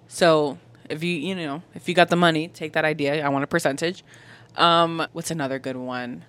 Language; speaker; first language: English; native; English